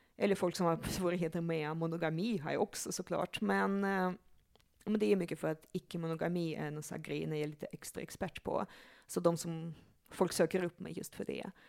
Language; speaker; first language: Swedish; early bilingual, other home language; Russian